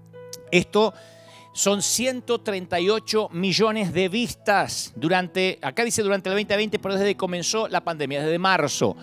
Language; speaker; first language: Spanish; native; Spanish